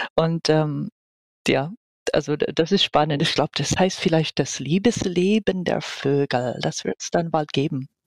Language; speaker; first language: German; non-native, fluent; English